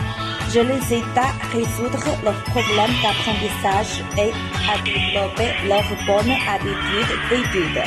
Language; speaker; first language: French; non-native, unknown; Chinese